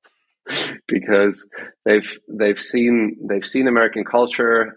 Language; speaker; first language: English; non-native, fluent; German